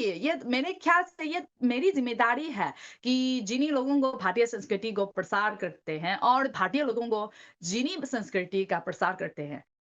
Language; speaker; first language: Hindi; non-native, learner; Chinese